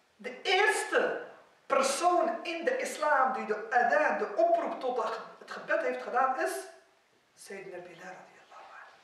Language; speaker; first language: Dutch; non-native, fluent; Arabic